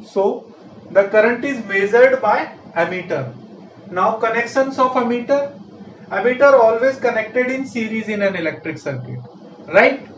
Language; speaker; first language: English; non-native, local second language; Hindi